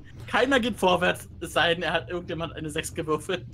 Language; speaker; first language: German; native; German